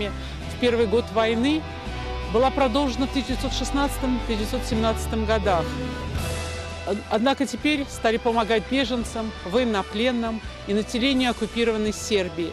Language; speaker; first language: Russian; native; Russian